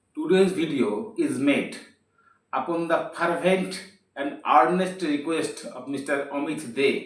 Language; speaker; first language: English; non-native, local second language; Bangla